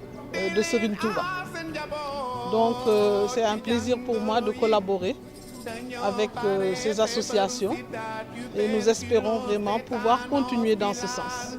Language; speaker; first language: French; non-native, local second language; Wolof